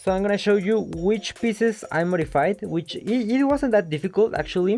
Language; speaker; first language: English; non-native, local second language; Spanish